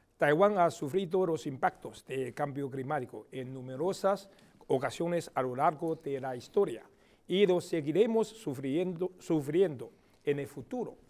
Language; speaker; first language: Spanish; non-native, fluent; Chinese